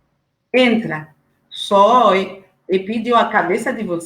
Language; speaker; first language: Portuguese; non-native, learner; Haitian Creole